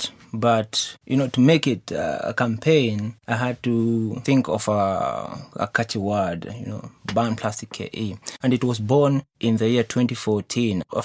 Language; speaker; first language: English; non-native, local second language; Kikuyu